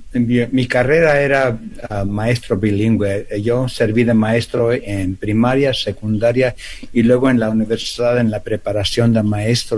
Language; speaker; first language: Spanish; early bilingual, heritage; Spanish